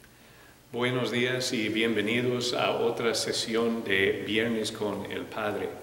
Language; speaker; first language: Spanish; non-native, fluent; English